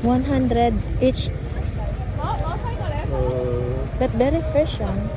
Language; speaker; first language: English; non-native, local second language; Filipino